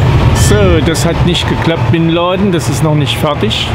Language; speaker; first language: German; native; German